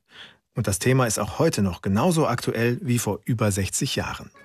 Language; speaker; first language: German; native; German